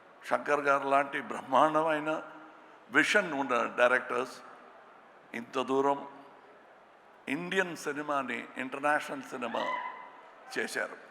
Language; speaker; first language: Telugu; non-native, local second language; Tamil